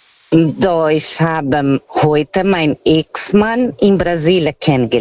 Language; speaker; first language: German; non-native, fluent; Portuguese